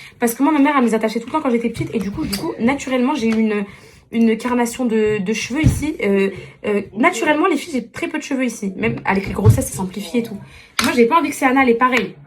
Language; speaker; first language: French; non-native, local second language; Arabic